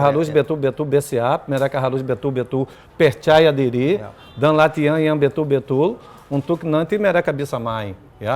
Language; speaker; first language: Indonesian; non-native, fluent; Portuguese